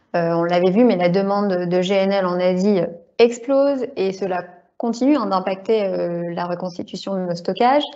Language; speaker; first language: French; native; French